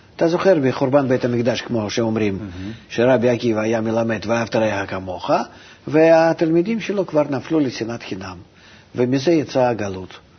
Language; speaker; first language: Hebrew; non-native, fluent; Russian